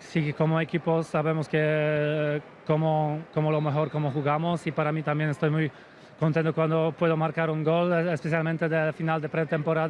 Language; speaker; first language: Spanish; non-native, fluent; Polish